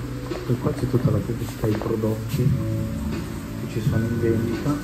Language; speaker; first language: Italian; native; Italian